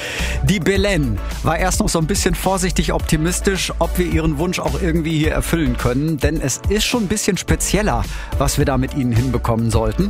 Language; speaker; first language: German; native; German